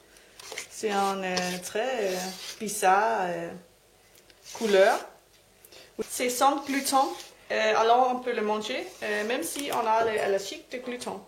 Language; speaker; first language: French; non-native, learner; Danish